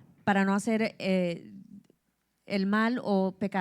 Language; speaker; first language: Spanish; early bilingual, heritage; English